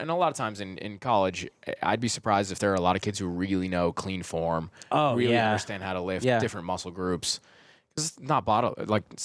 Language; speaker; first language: English; early bilingual, heritage; Persian